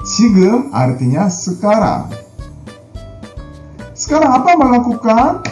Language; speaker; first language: Indonesian; non-native, learner; Korean